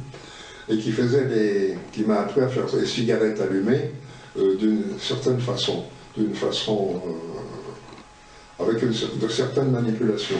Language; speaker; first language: French; native; French